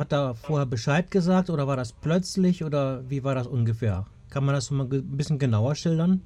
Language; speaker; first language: German; native; German